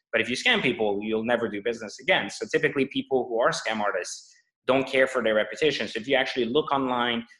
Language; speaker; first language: English; non-native, fluent; French